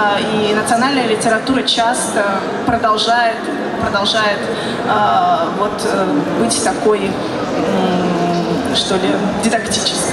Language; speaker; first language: Russian; native; Russian